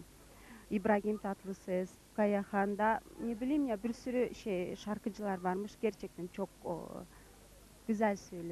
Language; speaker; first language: Turkish; non-native, learner; Kyrgyz